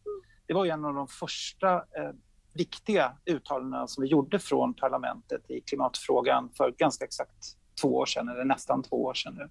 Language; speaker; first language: Swedish; native; Swedish